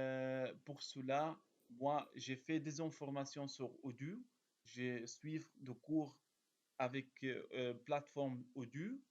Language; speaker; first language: French; non-native, learner; Arabic